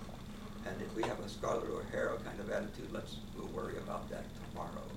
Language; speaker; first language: English; native; English